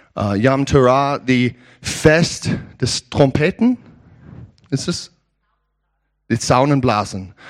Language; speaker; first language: German; non-native, learner; English